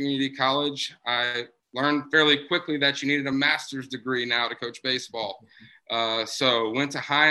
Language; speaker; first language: English; native; English